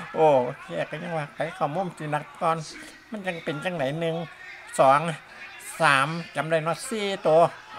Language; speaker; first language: Thai; native; Thai